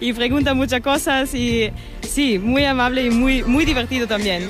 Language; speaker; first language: Spanish; non-native, learner; German